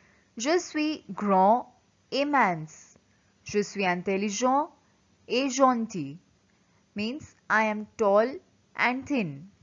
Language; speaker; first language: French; non-native, fluent; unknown